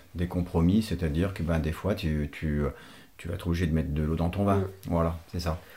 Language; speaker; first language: French; non-native, fluent; Portuguese